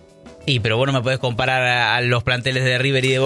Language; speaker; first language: Spanish; native; Spanish